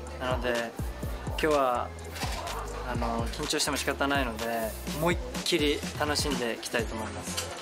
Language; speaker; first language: Japanese; native; Japanese